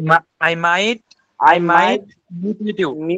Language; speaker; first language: English; non-native, learner; Bangla